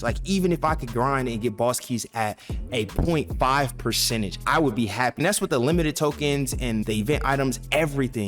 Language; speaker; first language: English; native; English